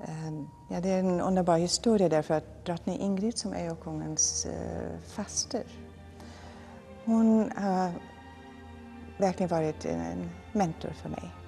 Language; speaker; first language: Swedish; non-native, fluent; German